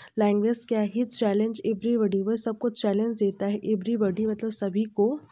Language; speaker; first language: Hindi; native; Hindi